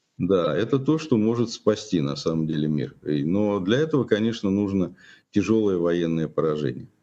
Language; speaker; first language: Russian; native; Russian